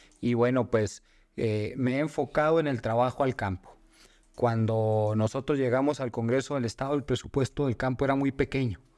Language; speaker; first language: Spanish; native; Spanish